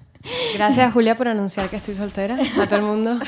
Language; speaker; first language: Spanish; native; Spanish